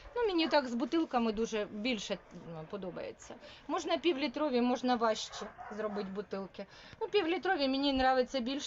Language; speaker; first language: Ukrainian; non-native, local second language; Russian